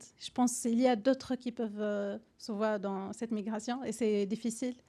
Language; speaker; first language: French; non-native, fluent; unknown